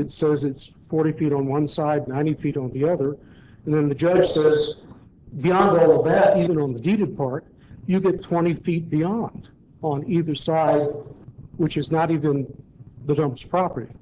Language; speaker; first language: English; native; English